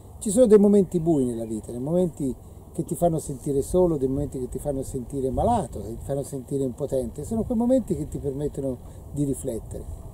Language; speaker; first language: Italian; native; Italian